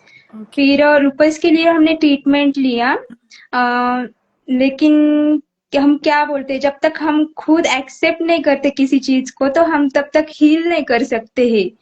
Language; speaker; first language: Hindi; native; Hindi